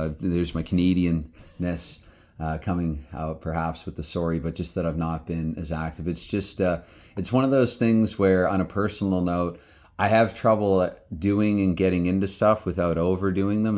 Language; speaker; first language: English; native; English